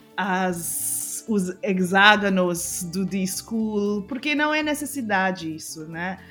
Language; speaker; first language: Portuguese; non-native, fluent; English